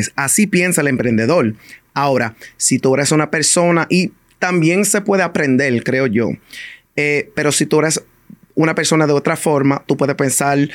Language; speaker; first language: Spanish; early bilingual, heritage; Spanish